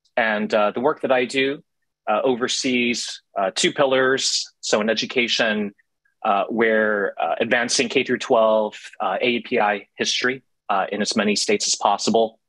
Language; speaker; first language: English; native; English